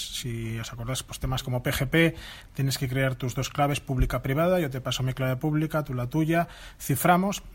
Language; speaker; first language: Spanish; native; Spanish